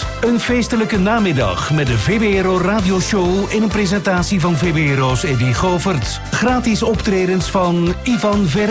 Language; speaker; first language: Dutch; native; Dutch